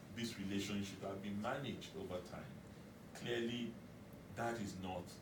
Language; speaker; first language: English; non-native, local second language; Yoruba